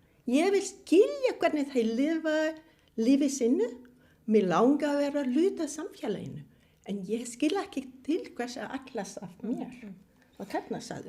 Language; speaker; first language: Icelandic; non-native, fluent; Vietnamese